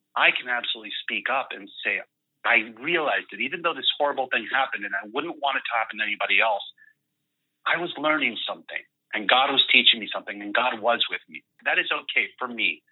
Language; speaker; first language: English; early bilingual, other home language; Spanish